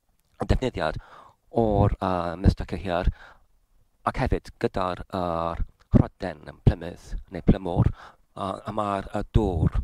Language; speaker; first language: Welsh; non-native, learner; English